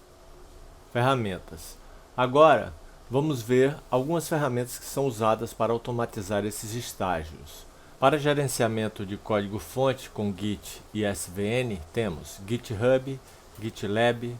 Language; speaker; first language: Portuguese; native; Portuguese